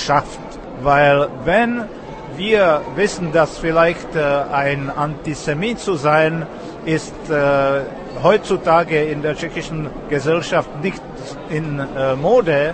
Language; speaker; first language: German; non-native, fluent; Czech